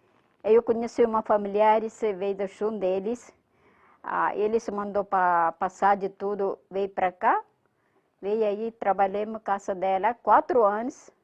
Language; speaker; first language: Portuguese; non-native, learner; Malayalam